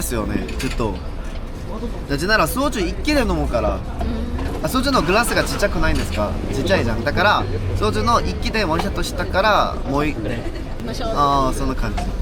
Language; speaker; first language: Japanese; non-native, learner; Korean